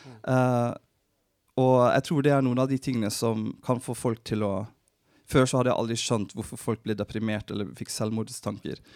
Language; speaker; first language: Norwegian; early bilingual, heritage; Norwegian